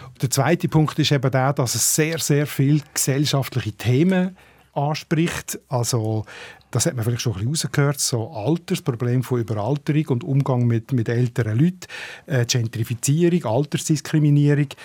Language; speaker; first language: German; native; German